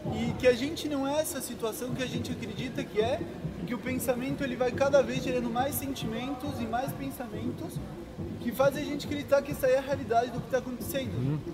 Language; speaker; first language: Portuguese; early bilingual, other home language; Spanish